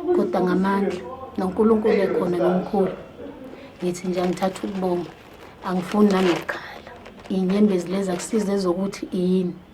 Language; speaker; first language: Zulu; native; Zulu